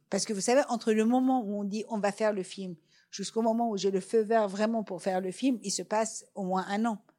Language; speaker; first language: French; non-native, fluent; Persian